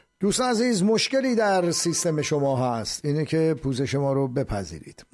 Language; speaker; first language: Persian; native; Persian